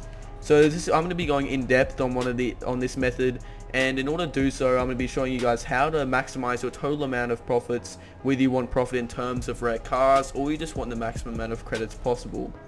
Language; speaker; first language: English; native; English